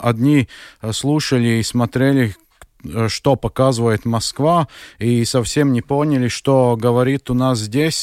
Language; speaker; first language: Russian; non-native, local second language; Latvian